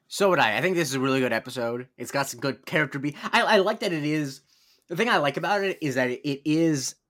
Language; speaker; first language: English; native; English